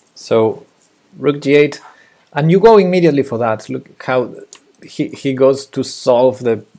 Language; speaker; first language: English; non-native, fluent; Spanish